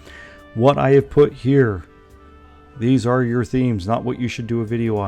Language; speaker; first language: English; native; English